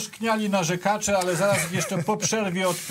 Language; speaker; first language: Polish; native; Polish